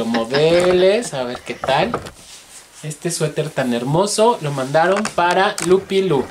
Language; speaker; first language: Spanish; native; Spanish